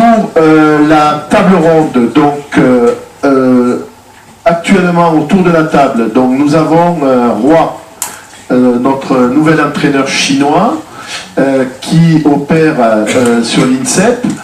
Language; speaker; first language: French; native; French